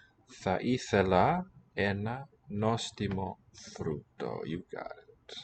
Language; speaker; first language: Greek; non-native, learner; English